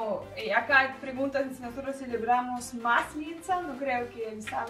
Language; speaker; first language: Spanish; non-native, learner; Russian